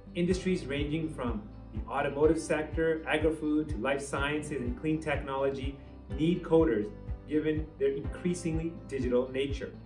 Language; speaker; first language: English; native; English